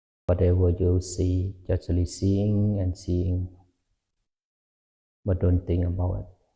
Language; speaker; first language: English; non-native, fluent; Lao